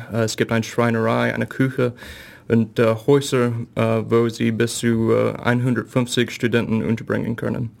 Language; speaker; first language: German; non-native, fluent; English